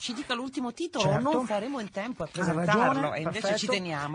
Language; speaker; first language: Italian; native; Italian